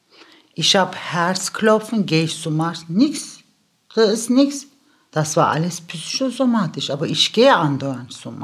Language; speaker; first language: German; early bilingual, other home language; Turkish